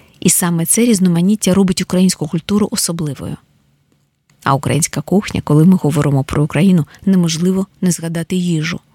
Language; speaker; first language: Ukrainian; native; Ukrainian